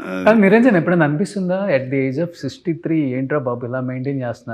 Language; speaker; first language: Telugu; native; Telugu